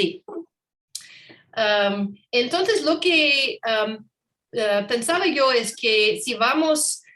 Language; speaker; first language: Spanish; non-native, learner; English